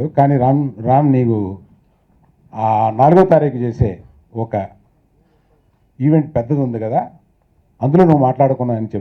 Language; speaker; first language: Telugu; native; Telugu